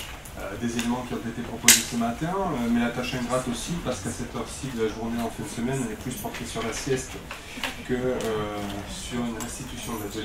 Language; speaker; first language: French; native; French